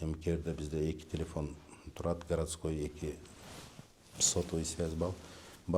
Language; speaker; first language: Russian; non-native, local second language; Kyrgyz